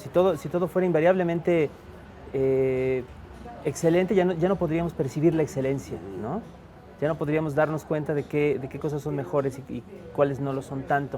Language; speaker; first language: Spanish; native; Spanish